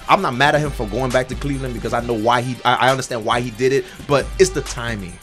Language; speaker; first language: English; non-native, fluent; Haitian Creole